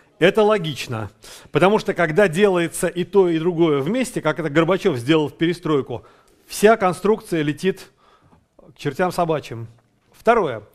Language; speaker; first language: Russian; native; Russian